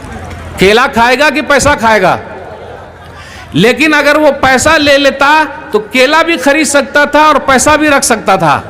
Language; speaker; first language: Hindi; native; Hindi